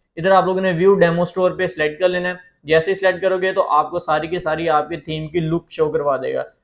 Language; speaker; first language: Urdu; native; Urdu